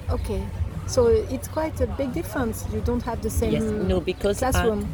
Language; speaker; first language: English; non-native, fluent; French